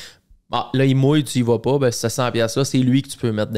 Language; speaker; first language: French; native; French